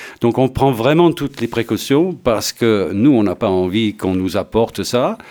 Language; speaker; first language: French; non-native, fluent; English